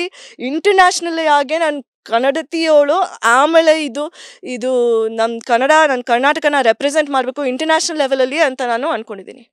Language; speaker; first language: Kannada; early bilingual, heritage; English